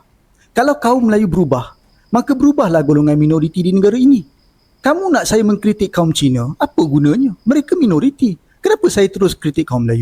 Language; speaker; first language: Malay; native; Malay